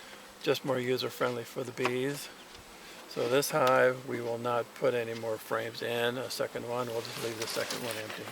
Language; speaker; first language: English; native; English